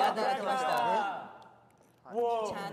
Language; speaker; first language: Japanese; non-native, learner; Korean